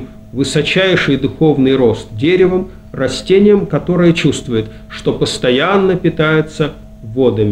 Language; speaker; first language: Russian; native; Russian